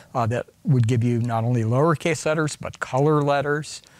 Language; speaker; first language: English; native; English